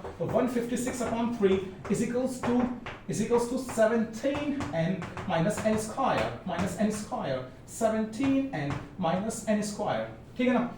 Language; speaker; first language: Hindi; native; Hindi